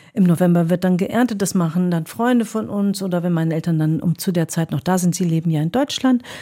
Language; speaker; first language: German; early bilingual, other home language; Greek